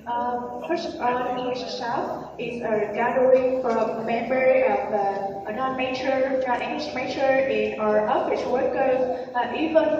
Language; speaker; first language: English; non-native, learner; Vietnamese